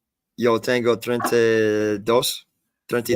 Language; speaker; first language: Spanish; non-native, learner; English